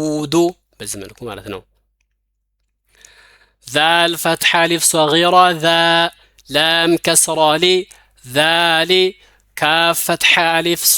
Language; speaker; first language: Arabic; non-native, fluent; Amharic